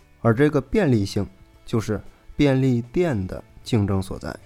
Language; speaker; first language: Chinese; native; Chinese